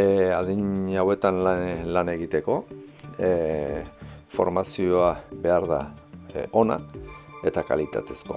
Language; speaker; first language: Basque; native; Basque